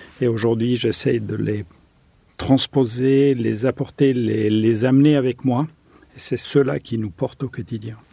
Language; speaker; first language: French; non-native, fluent; German